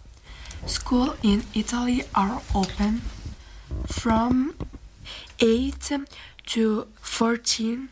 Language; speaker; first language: English; non-native, learner; Italian